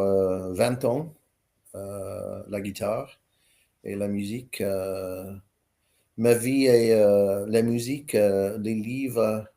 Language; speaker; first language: French; non-native, learner; English